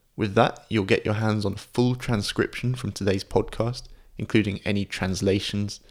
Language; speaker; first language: English; native; English